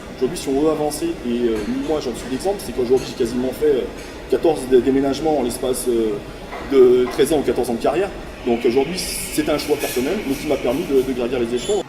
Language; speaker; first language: French; native; French